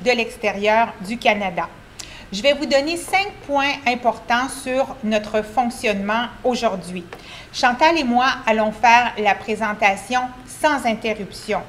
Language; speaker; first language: French; native; French